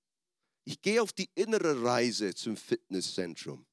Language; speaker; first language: German; non-native, fluent; English